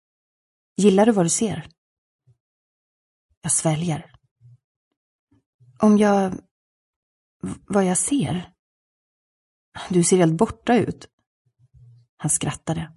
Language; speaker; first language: Swedish; native; Swedish